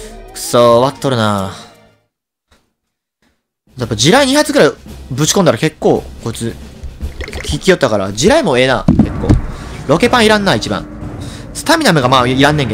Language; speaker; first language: Japanese; native; Japanese